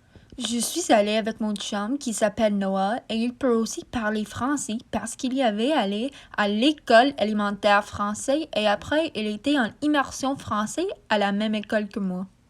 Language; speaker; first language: French; non-native, local second language; English